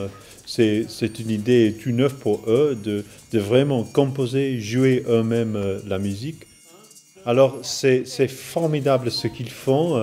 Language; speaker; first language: French; non-native, fluent; English